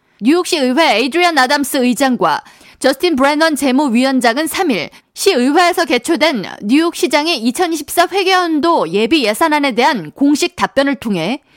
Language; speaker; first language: Korean; native; Korean